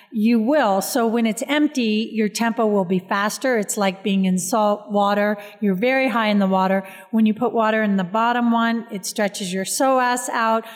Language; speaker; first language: English; native; English